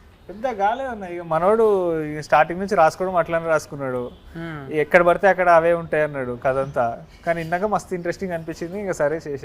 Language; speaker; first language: Telugu; native; Telugu